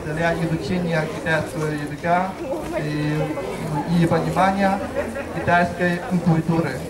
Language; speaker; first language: Russian; non-native, fluent; Chinese